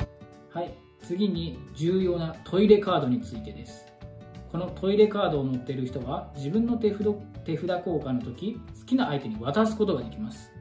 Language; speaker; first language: Japanese; native; Japanese